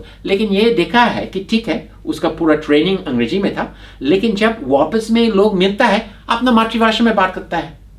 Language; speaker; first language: Hindi; non-native, fluent; English